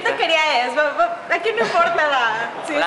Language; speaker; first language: Spanish; native; Spanish